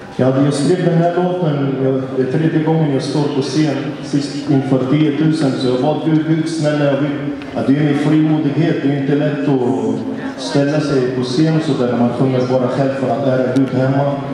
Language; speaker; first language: Swedish; non-native, fluent; Arabic